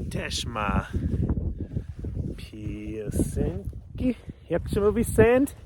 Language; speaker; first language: Polish; non-native, learner; English